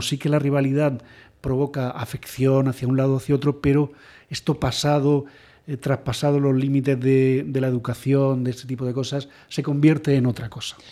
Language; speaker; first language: Spanish; native; Spanish